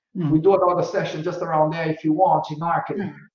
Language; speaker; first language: English; non-native, fluent; Portuguese